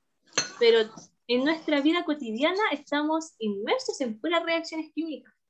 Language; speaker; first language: Spanish; native; Spanish